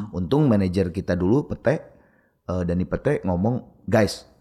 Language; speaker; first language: Indonesian; native; Indonesian